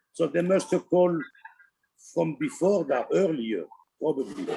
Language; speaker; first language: English; non-native, learner; Italian